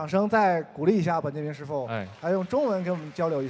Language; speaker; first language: Chinese; native; Chinese